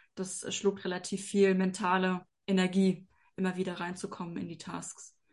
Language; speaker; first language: German; native; German